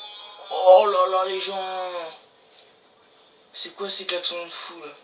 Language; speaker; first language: French; native; French